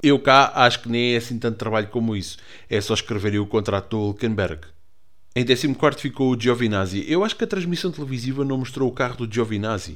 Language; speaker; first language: Portuguese; native; Portuguese